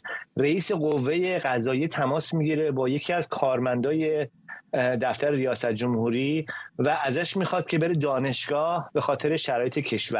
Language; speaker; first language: Persian; native; Persian